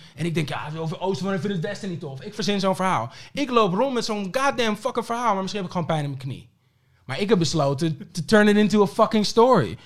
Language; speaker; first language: Dutch; early bilingual, other home language; Papiamento